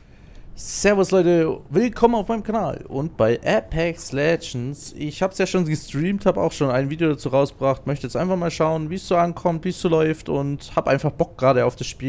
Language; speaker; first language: German; native; German